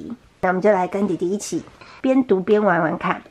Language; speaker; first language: Chinese; native; Chinese